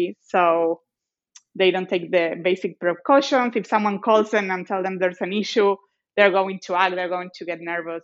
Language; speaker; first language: English; non-native, fluent; Spanish